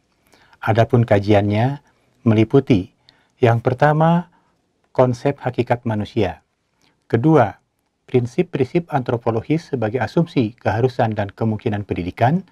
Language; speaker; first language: Indonesian; native; Indonesian